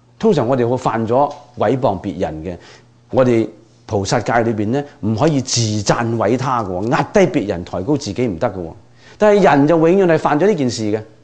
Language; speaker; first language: Chinese; non-native, local second language; Cantonese